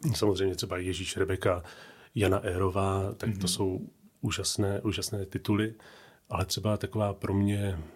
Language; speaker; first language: Czech; native; Czech